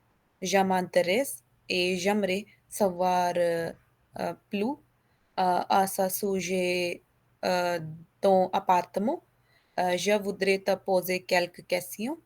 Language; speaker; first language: French; non-native, learner; Hindi